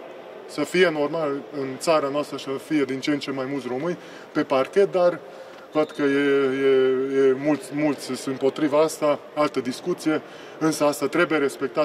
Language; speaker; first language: Romanian; non-native, local second language; Hungarian